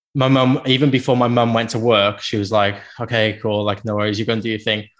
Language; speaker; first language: English; native; English